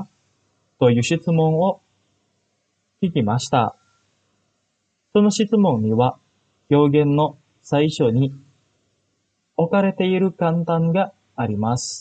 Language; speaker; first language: Japanese; non-native, fluent; Indonesian